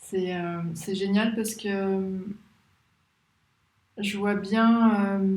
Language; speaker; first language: French; native; French